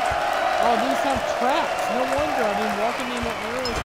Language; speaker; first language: English; native; English